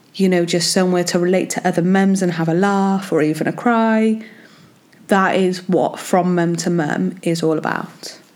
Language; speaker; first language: English; native; English